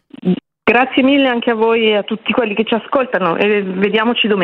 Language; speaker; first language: Italian; native; Italian